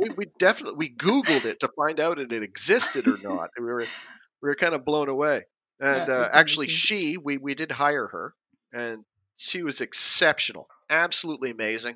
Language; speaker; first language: English; native; English